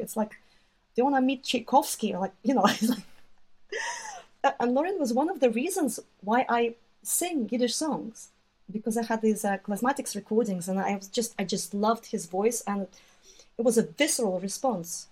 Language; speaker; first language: English; non-native, fluent; Russian